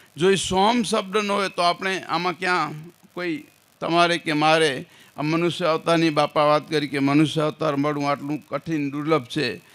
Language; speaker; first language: Gujarati; non-native, local second language; Kachhi